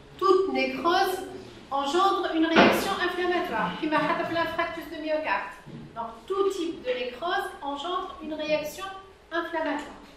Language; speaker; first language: French; non-native, local second language; Arabic